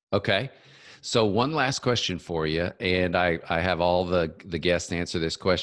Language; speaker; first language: English; native; English